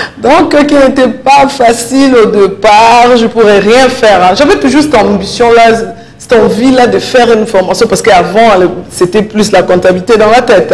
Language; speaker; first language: French; non-native, local second language; Lingala